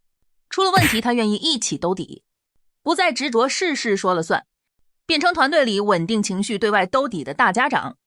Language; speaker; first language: Chinese; native; Chinese